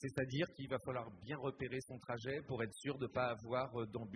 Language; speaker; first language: French; native; French